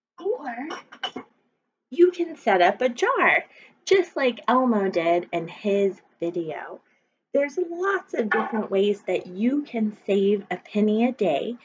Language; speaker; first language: English; native; English